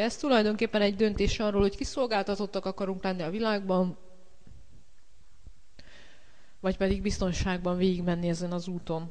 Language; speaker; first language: Hungarian; native; Hungarian